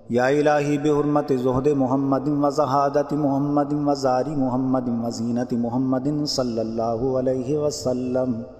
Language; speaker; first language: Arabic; non-native, learner; Urdu